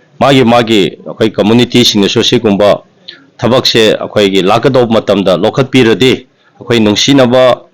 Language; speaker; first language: Manipuri; non-native, local second language; Tangkhul Naga (India)